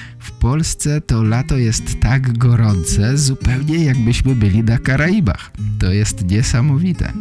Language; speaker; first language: Polish; native; Polish